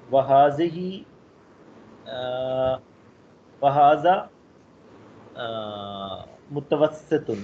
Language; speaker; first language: Arabic; non-native, learner; Urdu